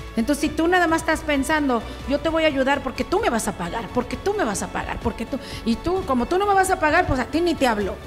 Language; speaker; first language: Spanish; native; Spanish